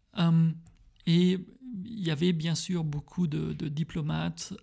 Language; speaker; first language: French; early bilingual, heritage; French